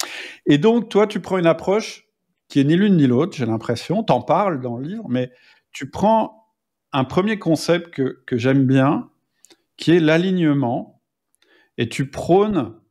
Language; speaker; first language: French; native; French